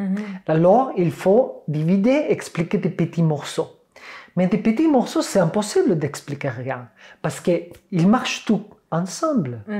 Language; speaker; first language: French; non-native, fluent; Catalan